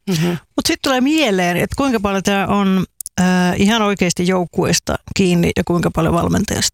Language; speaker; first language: Finnish; native; Finnish